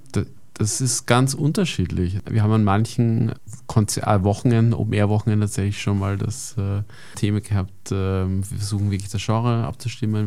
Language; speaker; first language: German; native; German